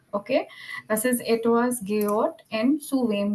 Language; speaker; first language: German; non-native, fluent; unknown